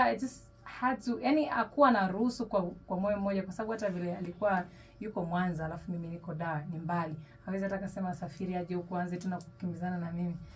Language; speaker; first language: Swahili; native; Swahili